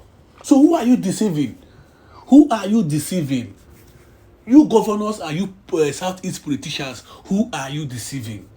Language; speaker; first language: English; non-native, local second language; Igbo